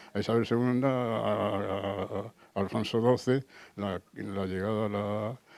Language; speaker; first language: Spanish; native; Spanish